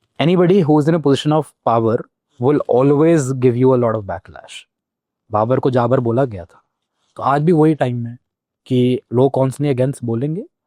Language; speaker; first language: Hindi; native; Hindi